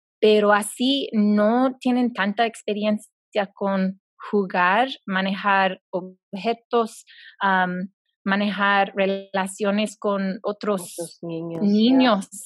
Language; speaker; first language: Spanish; non-native, fluent; English